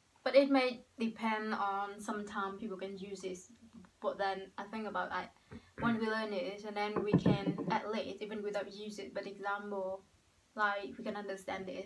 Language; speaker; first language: English; non-native, learner; Vietnamese